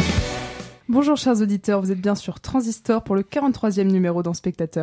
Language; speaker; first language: French; native; French